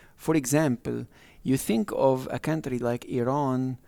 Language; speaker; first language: English; non-native, fluent; Arabic